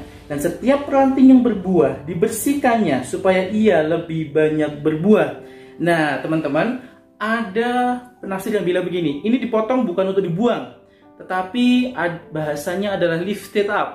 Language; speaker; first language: Indonesian; native; Indonesian